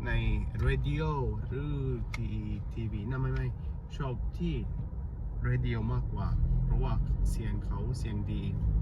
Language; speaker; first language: Thai; non-native, learner; Arabic